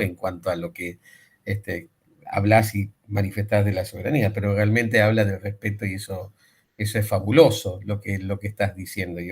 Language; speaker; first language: Spanish; native; Spanish